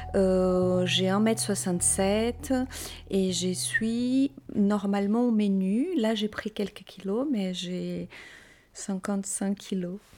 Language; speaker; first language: French; non-native, fluent; Portuguese